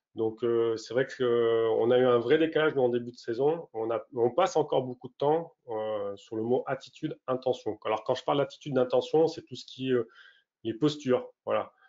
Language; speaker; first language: French; native; French